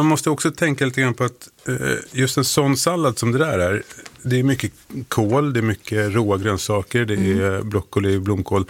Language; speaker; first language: Swedish; native; Swedish